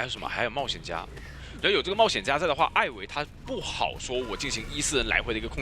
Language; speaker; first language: Chinese; native; Chinese